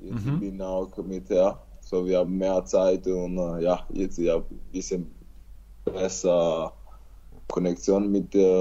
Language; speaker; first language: German; non-native, learner; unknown